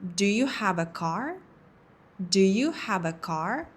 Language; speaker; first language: English; non-native, fluent; Ukrainian